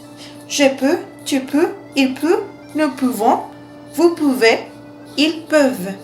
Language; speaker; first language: French; non-native, learner; Spanish